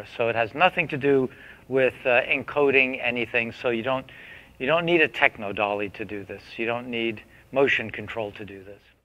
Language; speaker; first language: English; native; English